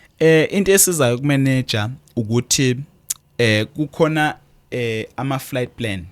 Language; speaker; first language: Zulu; native; Zulu